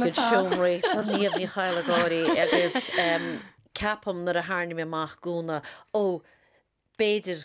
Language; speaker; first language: Irish; native; Irish